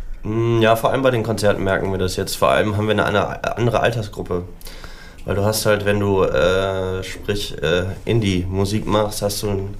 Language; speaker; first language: German; native; German